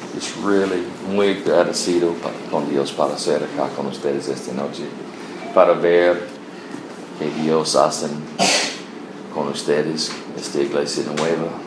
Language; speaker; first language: Spanish; non-native, learner; English